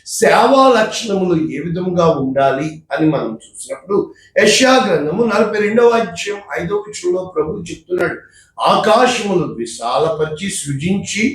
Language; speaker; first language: Telugu; native; Telugu